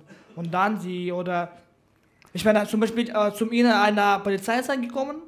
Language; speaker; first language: German; non-native, learner; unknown